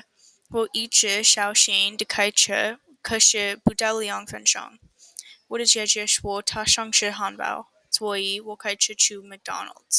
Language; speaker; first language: Chinese; non-native, learner; English